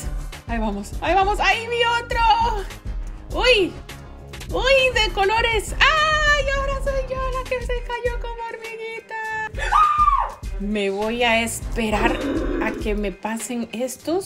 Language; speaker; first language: Spanish; native; Spanish